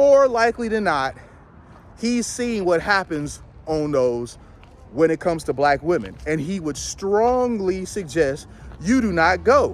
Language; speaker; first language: English; native; English